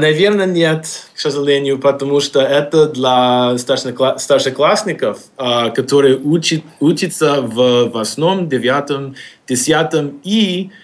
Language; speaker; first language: Russian; non-native, fluent; English